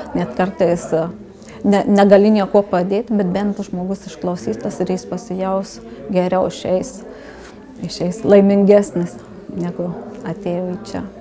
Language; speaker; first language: Lithuanian; native; Lithuanian